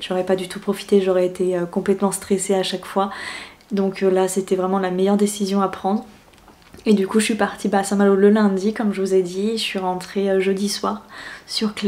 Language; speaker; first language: French; native; French